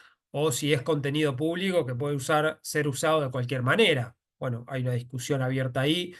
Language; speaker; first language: Spanish; native; Spanish